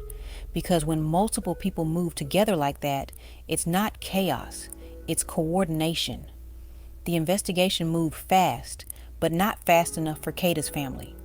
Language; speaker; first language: English; native; English